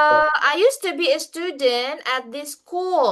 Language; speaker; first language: English; non-native, learner; Indonesian